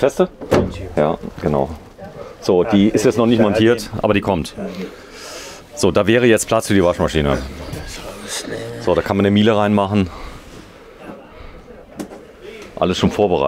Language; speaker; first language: German; native; German